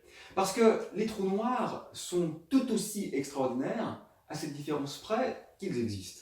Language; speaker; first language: French; native; French